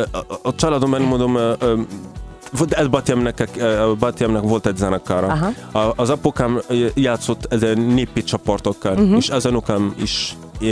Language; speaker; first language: Hungarian; non-native, learner; Arabic